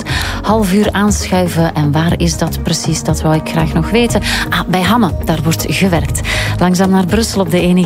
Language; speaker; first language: Dutch; native; Dutch